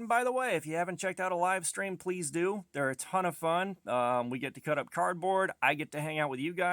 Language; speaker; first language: English; native; English